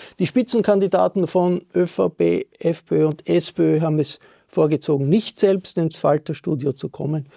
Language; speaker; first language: German; native; German